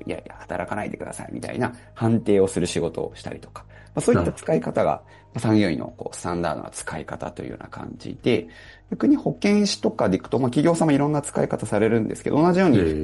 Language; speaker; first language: Japanese; native; Japanese